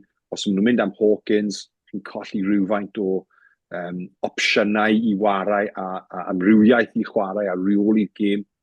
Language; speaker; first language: Welsh; native; Welsh